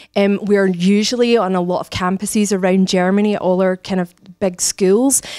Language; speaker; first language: English; native; English